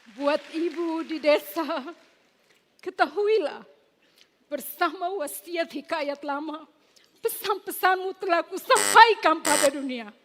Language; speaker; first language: Malay; non-native, fluent; Tetum